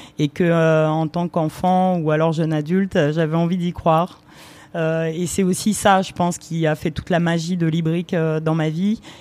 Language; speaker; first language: French; early bilingual, other home language; Romanian